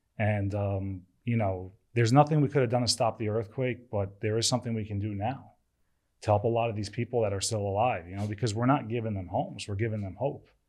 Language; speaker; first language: English; early bilingual, other home language; Turkish